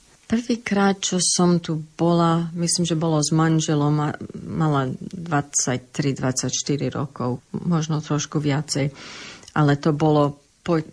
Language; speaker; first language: Slovak; early bilingual, heritage; Slovak